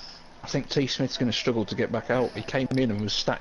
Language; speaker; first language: English; native; English